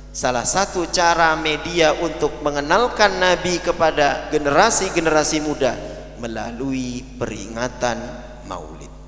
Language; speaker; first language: Indonesian; non-native, local second language; Madurese